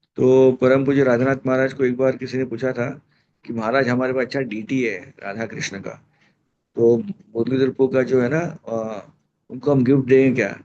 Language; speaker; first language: Hindi; non-native, local second language; Marathi